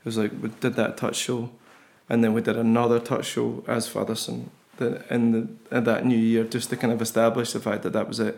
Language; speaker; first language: English; native; English